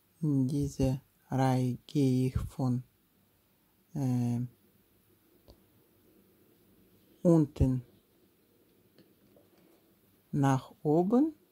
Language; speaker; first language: German; non-native, learner; Russian